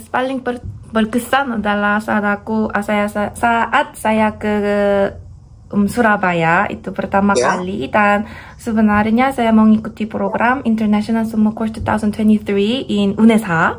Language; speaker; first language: Indonesian; non-native, learner; Korean